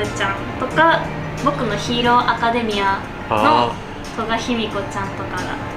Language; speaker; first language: Japanese; native; Japanese